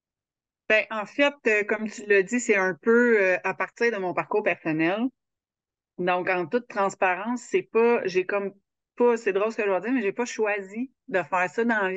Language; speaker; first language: French; native; French